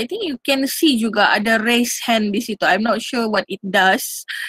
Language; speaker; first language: English; non-native, local second language; Malay